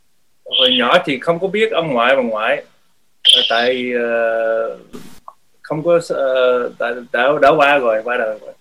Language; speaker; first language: Vietnamese; early bilingual, heritage; Vietnamese